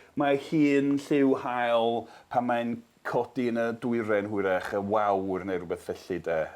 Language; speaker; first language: Welsh; non-native, fluent; English